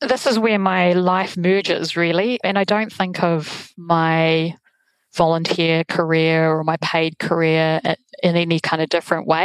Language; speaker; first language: English; native; English